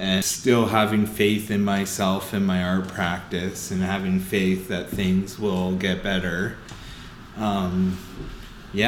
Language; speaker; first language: English; native; English